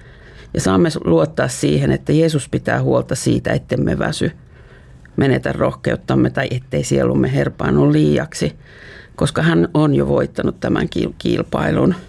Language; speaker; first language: Finnish; native; Finnish